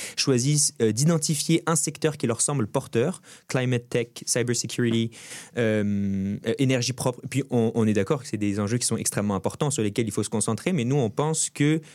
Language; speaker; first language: French; native; French